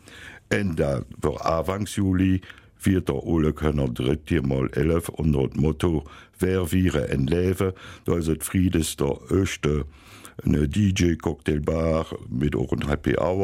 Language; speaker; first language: German; native; German